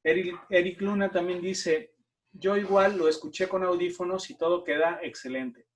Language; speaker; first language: Spanish; native; Spanish